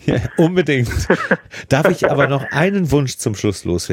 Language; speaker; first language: German; native; German